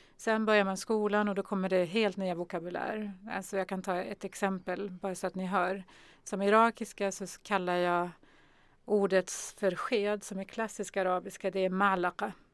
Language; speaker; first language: Swedish; early bilingual, other home language; Arabic